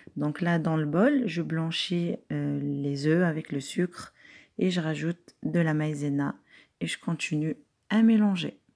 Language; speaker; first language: French; non-native, local second language; Arabic